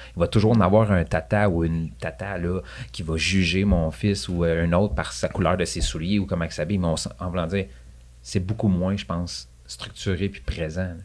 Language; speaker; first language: French; native; French